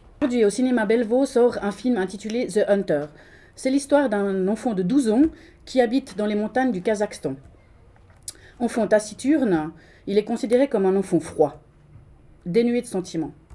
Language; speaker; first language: French; native; French